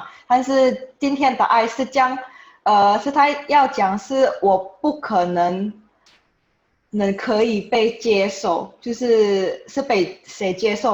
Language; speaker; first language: Chinese; non-native, fluent; Indonesian